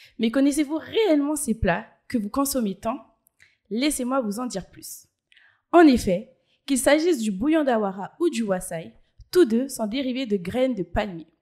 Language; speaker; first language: French; early bilingual, other home language; Chinese